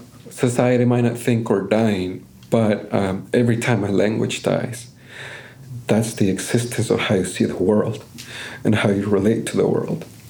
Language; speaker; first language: English; early bilingual, other home language; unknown